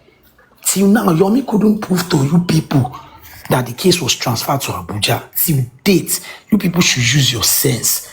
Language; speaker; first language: English; non-native, local second language; Yoruba